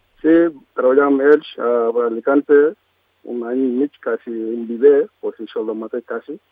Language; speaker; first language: Catalan; non-native, learner; Mandingo